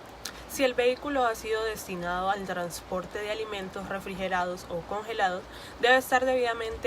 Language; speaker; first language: Spanish; native; Spanish